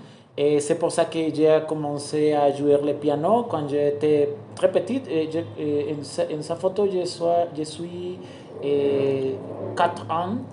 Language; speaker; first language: French; non-native, learner; Spanish